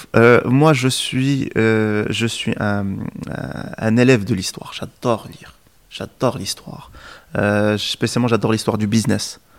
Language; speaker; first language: French; non-native, local second language; Arabic